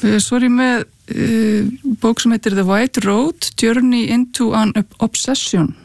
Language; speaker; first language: Icelandic; native; Icelandic